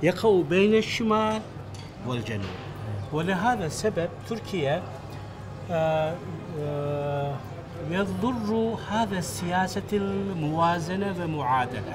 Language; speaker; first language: Arabic; non-native, fluent; Turkish